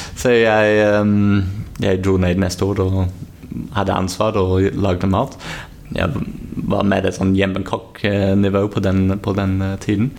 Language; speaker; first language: Norwegian; non-native, fluent; English